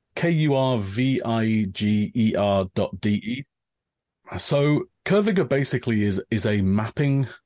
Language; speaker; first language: English; native; English